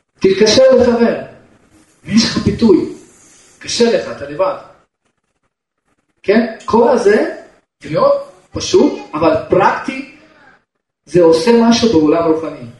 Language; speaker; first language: Hebrew; non-native, fluent; Russian